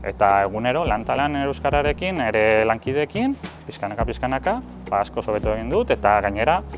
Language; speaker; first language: Basque; non-native, local second language; Spanish